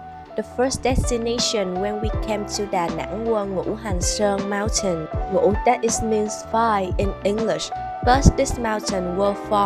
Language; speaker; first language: English; non-native, learner; Vietnamese